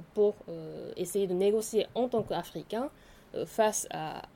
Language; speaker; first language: French; non-native, fluent; Japanese